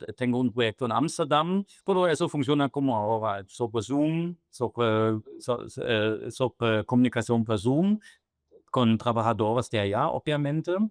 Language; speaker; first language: Spanish; non-native, fluent; German